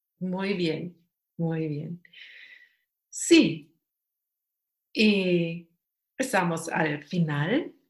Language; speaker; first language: Spanish; non-native, learner; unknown